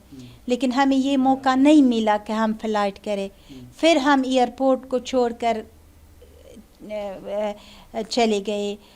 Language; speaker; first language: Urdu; non-native, learner; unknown